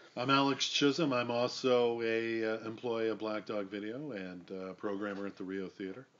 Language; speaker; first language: English; native; English